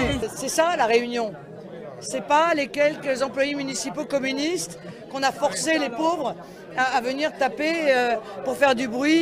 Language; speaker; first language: French; native; French